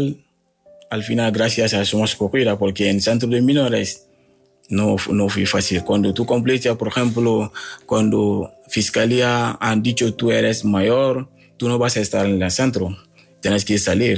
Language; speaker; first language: Spanish; non-native, learner; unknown